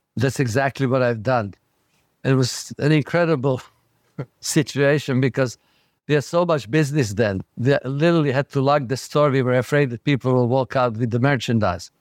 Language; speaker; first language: English; non-native, fluent; Slovak